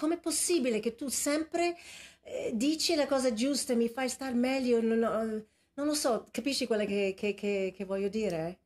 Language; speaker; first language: Italian; non-native, fluent; English